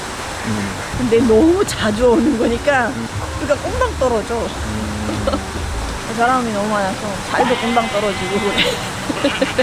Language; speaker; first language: Korean; non-native, fluent; Filipino